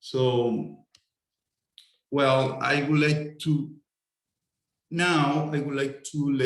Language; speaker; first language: English; non-native, fluent; Spanish